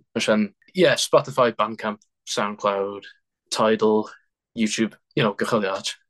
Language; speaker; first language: Irish; non-native, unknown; English